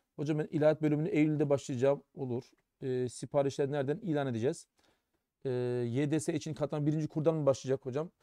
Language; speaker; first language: Turkish; early bilingual, heritage; German